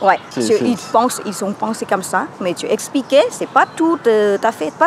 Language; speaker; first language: French; non-native, learner; Thai